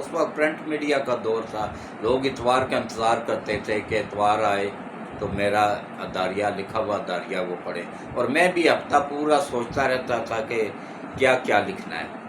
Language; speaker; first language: Urdu; non-native, local second language; Punjabi